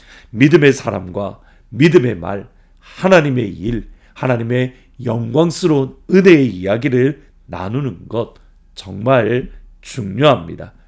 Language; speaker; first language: Korean; native; Korean